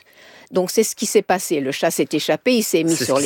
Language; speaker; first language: French; native; French